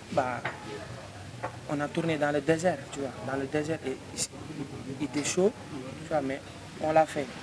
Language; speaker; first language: French; non-native, local second language; Wolof